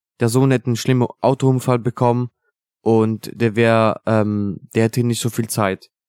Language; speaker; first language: German; non-native, fluent; Italian